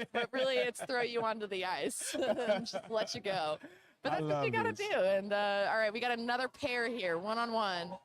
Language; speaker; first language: English; native; English